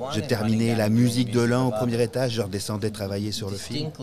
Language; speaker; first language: French; non-native, fluent; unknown